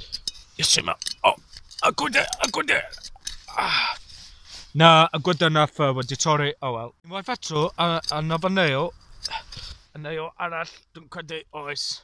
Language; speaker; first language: Welsh; non-native, learner; English